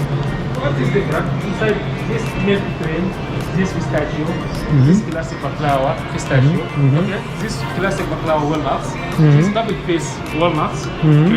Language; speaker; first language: English; non-native, learner; Turkish